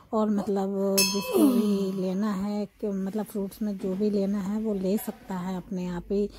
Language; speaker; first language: Hindi; native; Hindi